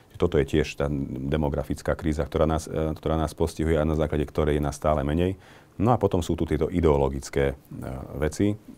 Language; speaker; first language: Slovak; non-native, local second language; Hungarian